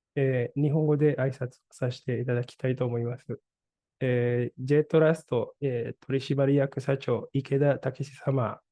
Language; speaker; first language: Japanese; non-native, fluent; Indonesian